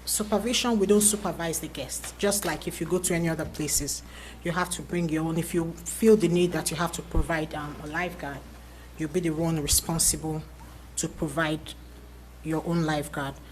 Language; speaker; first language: English; native; English